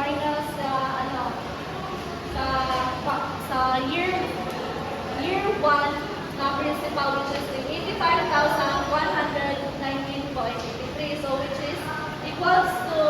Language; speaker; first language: English; non-native, local second language; Cebuano